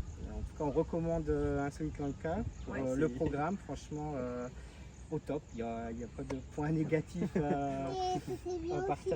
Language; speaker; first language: French; native; French